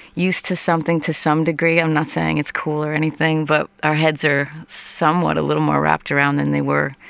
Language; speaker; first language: English; native; English